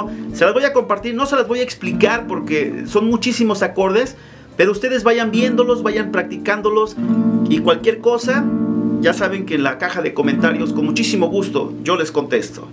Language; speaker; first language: Spanish; native; Spanish